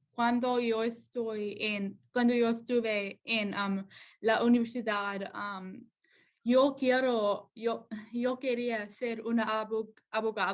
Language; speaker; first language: Spanish; non-native, learner; English